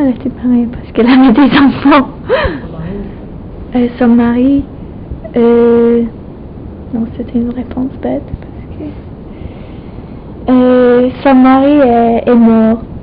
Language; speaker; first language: French; non-native, fluent; English